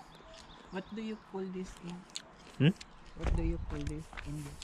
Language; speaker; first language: English; non-native, learner; Filipino